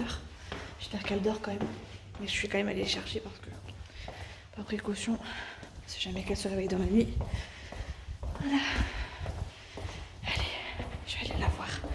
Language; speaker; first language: French; native; French